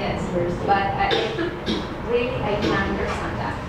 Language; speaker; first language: English; non-native, learner; Spanish